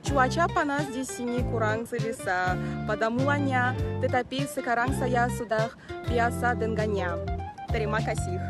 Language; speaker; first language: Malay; non-native, learner; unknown